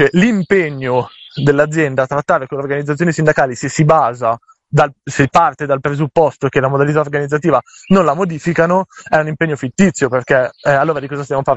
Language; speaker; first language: Italian; native; Italian